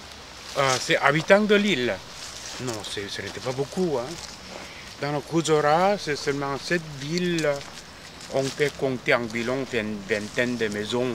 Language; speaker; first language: French; non-native, fluent; Korean